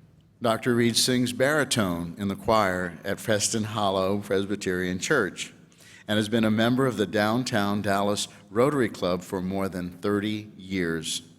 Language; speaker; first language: English; native; English